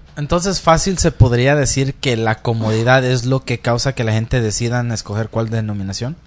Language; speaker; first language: Spanish; early bilingual, heritage; Spanish